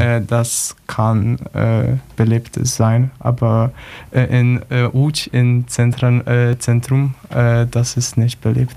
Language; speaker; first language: German; non-native, learner; Polish